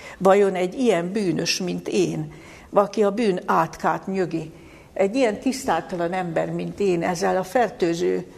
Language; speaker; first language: Hungarian; native; Hungarian